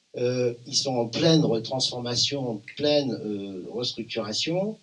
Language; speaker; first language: French; native; French